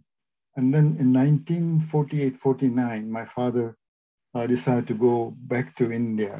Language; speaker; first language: English; non-native, local second language; Gujarati